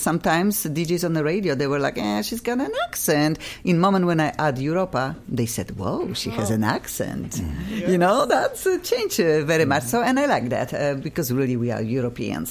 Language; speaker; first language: English; non-native, fluent; Polish